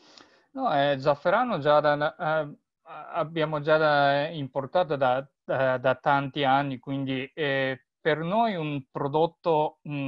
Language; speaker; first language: Italian; non-native, learner; Japanese